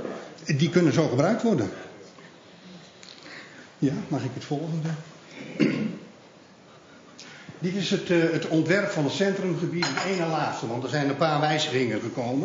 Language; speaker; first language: Dutch; native; Dutch